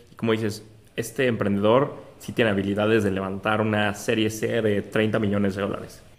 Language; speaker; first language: Spanish; native; Spanish